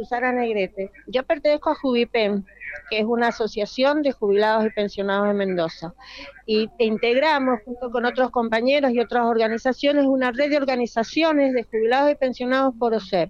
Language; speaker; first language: Spanish; native; Spanish